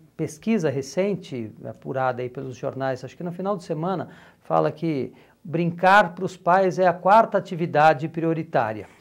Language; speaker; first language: Portuguese; native; Portuguese